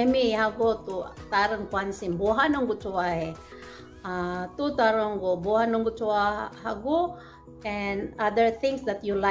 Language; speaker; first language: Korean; non-native, learner; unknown